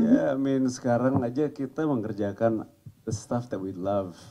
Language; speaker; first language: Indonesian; early bilingual, heritage; English